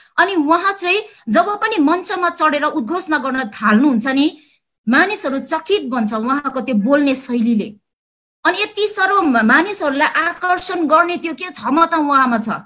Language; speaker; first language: Nepali; native; Nepali